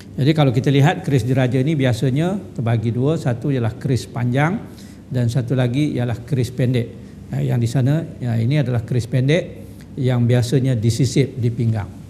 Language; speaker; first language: Malay; native; Malay